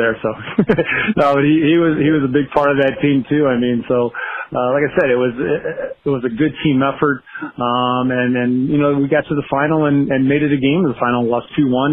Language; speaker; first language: English; native; English